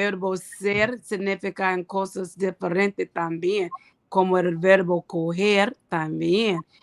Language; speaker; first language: Spanish; non-native, learner; English